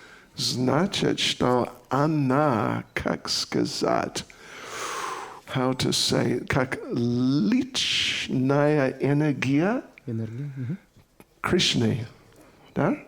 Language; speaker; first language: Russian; non-native, learner; English